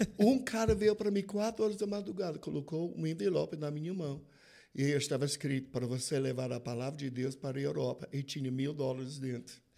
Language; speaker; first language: Portuguese; non-native, fluent; English